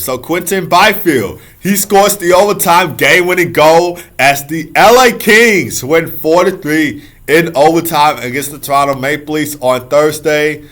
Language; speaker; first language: English; native; English